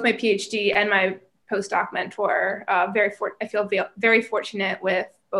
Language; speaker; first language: English; native; English